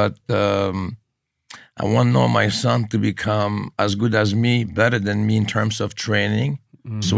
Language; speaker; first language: English; non-native, fluent; French